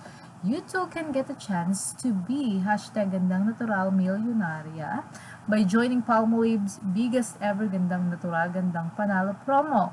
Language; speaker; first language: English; non-native, local second language; Filipino